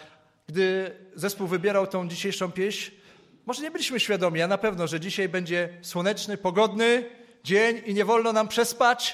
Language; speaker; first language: Polish; native; Polish